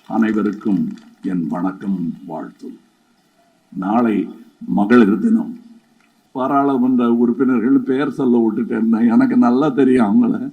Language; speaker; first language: Tamil; native; Tamil